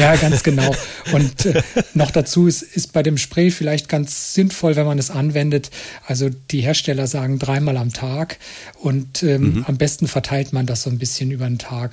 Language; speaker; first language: German; native; German